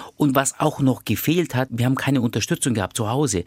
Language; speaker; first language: German; early bilingual, other home language; Turkish